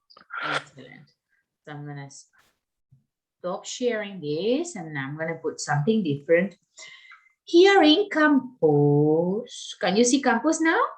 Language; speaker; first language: English; non-native, fluent; Spanish